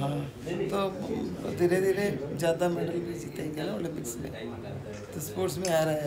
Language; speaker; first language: Hindi; non-native, local second language; Malayalam